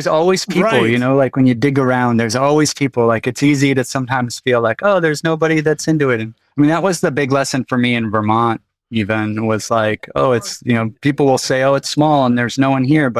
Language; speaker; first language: English; native; English